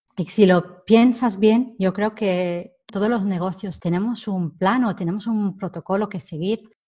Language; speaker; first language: Spanish; non-native, fluent; English